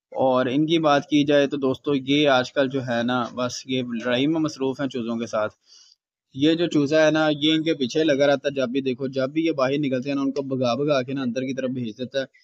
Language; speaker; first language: Hindi; native; Hindi